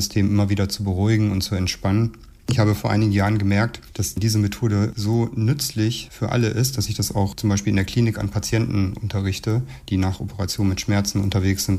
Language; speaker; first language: German; native; German